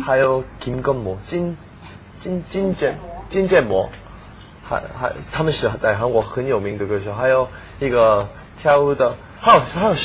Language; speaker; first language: Chinese; non-native, learner; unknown